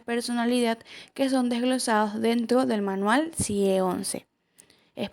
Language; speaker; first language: Spanish; native; Spanish